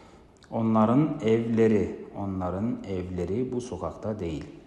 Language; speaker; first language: Turkish; non-native, fluent; Kazakh